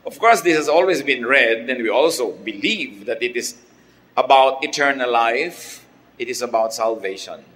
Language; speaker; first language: English; non-native, local second language; Filipino